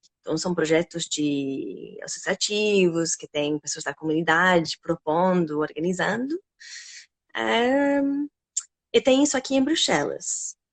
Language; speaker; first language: Portuguese; non-native, fluent; English